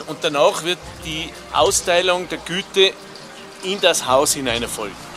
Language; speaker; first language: German; native; German